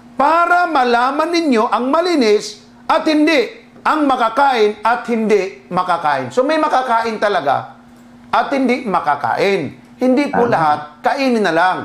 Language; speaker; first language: Filipino; native; Filipino